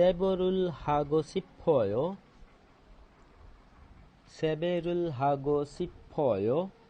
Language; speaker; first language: Korean; non-native, fluent; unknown